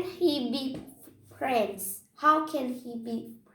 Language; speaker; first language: English; non-native, learner; Turkish